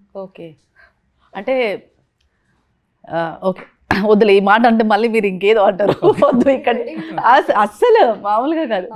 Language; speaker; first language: Telugu; native; Telugu